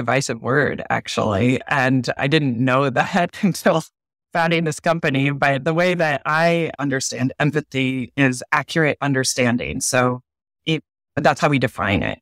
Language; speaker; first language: English; native; English